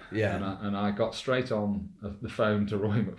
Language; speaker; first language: English; native; English